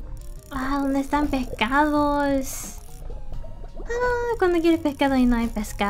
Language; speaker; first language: Spanish; non-native, learner; English